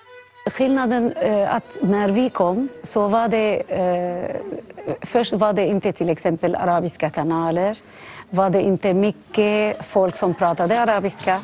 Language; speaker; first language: Swedish; non-native, fluent; Arabic